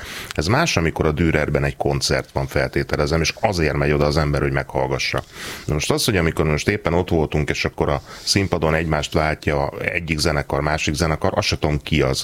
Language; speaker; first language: Hungarian; native; Hungarian